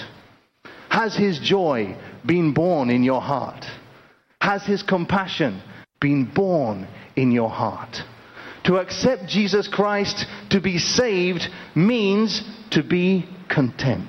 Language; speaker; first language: English; native; English